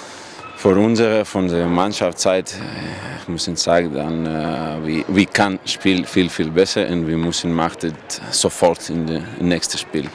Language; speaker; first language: German; non-native, learner; Russian